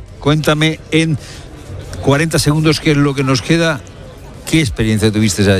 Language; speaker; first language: Spanish; native; Spanish